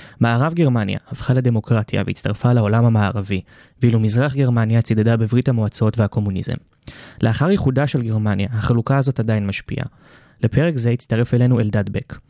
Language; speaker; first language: Hebrew; native; Hebrew